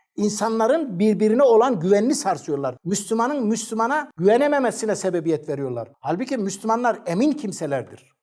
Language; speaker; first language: Turkish; native; Turkish